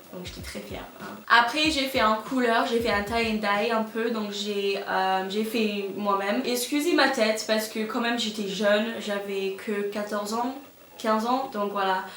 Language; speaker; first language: French; non-native, fluent; English